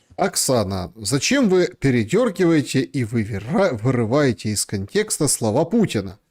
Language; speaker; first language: Russian; native; Russian